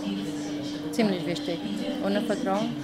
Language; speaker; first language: German; non-native, fluent; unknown